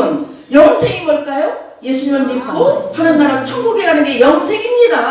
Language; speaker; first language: Korean; native; Korean